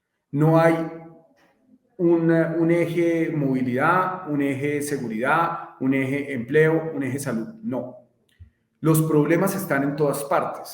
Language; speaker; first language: Spanish; native; Spanish